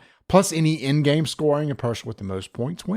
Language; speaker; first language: English; native; English